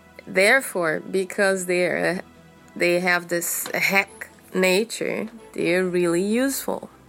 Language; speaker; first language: English; non-native, fluent; Portuguese